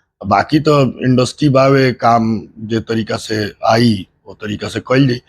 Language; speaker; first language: Bhojpuri; early bilingual, heritage; Bhojpuri